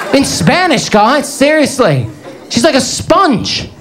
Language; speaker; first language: English; native; English